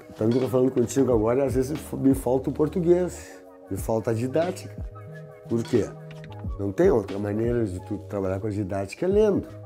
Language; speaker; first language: Portuguese; native; Portuguese